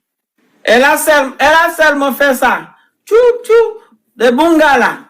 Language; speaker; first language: French; non-native, local second language; Haitian Creole